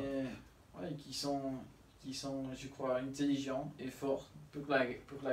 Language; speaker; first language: French; non-native, learner; Spanish